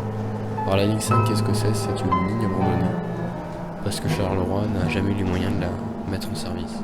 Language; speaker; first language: French; native; French